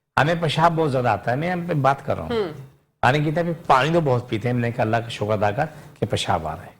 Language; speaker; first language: Urdu; non-native, local second language; Punjabi